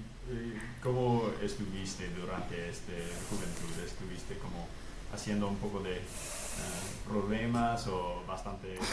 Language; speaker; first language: Spanish; non-native, fluent; English